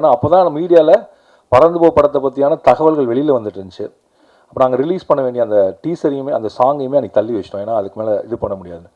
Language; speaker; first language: Tamil; native; Tamil